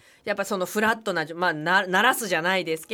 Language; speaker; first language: Japanese; native; Japanese